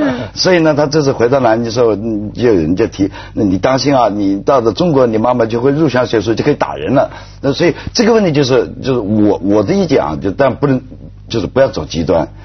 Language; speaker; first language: Chinese; native; Chinese